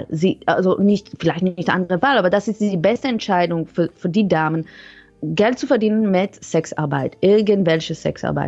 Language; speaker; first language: German; non-native, fluent; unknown